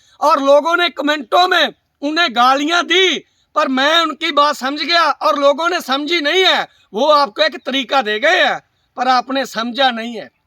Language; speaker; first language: Hindi; non-native, local second language; Punjabi